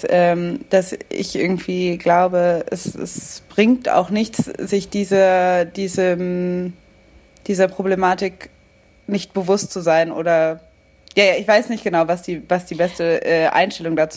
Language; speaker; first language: German; native; German